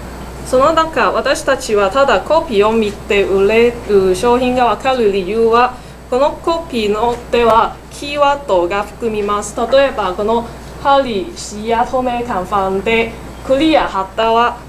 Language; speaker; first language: Japanese; non-native, learner; Cantonese